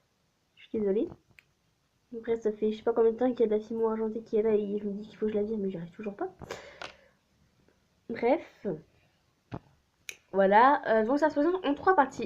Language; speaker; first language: French; native; French